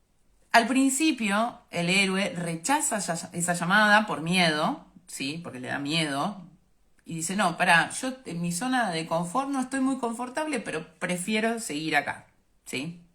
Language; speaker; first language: Spanish; native; Spanish